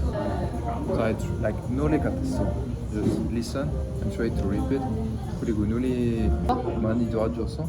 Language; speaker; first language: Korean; non-native, learner; French